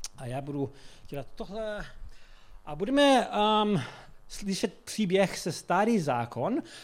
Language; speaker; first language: Czech; non-native, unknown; English